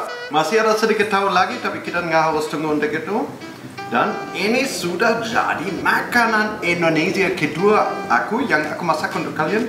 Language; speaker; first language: Indonesian; non-native, fluent; German